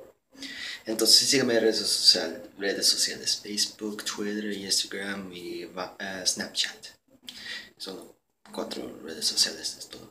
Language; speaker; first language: Spanish; early bilingual, heritage; Spanish